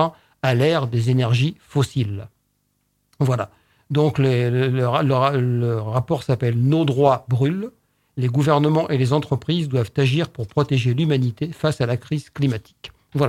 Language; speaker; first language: French; native; French